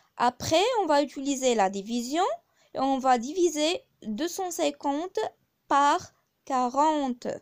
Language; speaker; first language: French; non-native, local second language; Arabic